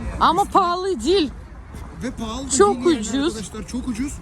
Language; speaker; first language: Turkish; non-native, learner; Russian